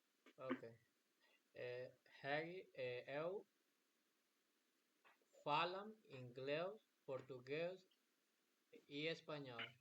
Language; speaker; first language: Portuguese; non-native, learner; Spanish